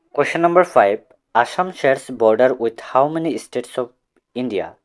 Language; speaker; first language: English; non-native, local second language; Assamese